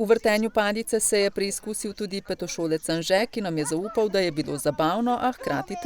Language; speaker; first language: Slovenian; native; Slovenian